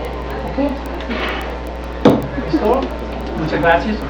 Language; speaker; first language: Spanish; non-native, learner; English